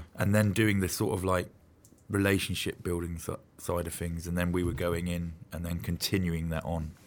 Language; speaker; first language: English; native; English